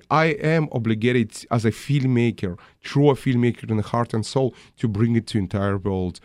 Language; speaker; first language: English; non-native, fluent; Russian